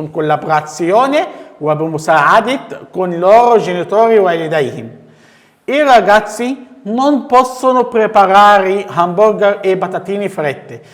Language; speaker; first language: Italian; non-native, fluent; Arabic